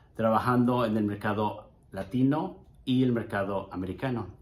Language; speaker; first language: Spanish; early bilingual, heritage; Spanish